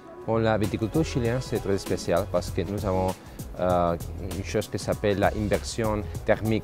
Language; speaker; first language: French; non-native, fluent; Spanish